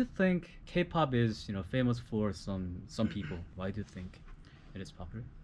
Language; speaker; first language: English; non-native, fluent; Korean